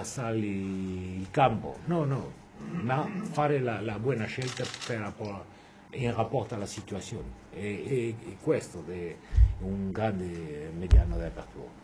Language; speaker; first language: Italian; non-native, fluent; French